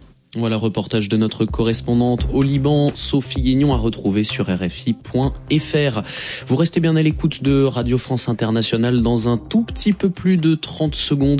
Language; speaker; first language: French; native; French